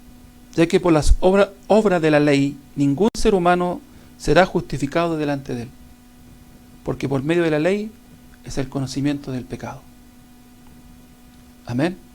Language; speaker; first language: Spanish; native; Spanish